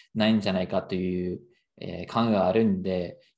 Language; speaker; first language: Japanese; non-native, fluent; English